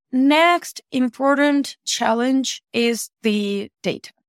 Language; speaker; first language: English; non-native, fluent; Ukrainian